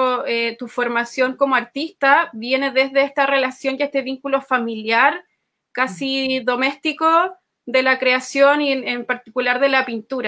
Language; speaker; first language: Spanish; native; Spanish